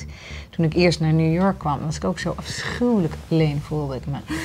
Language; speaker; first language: Dutch; native; Dutch